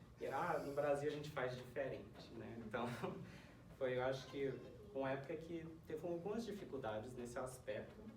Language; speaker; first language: Portuguese; early bilingual, heritage; Portuguese